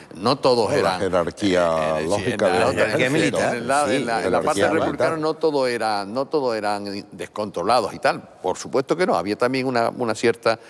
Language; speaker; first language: Spanish; native; Spanish